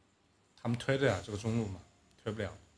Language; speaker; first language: Chinese; native; Chinese